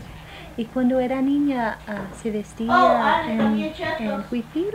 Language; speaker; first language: Spanish; non-native, fluent; English